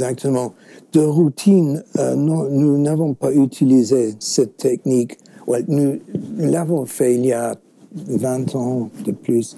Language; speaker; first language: French; non-native, fluent; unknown